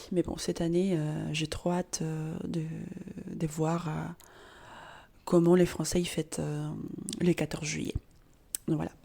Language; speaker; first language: French; non-native, fluent; Spanish